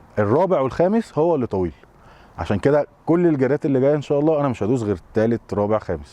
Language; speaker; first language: Arabic; native; Arabic